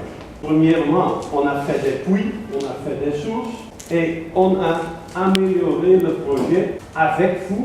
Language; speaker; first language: French; non-native, learner; Dutch